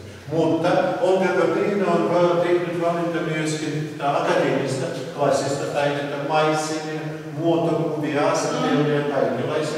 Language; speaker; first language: Finnish; non-native, learner; Russian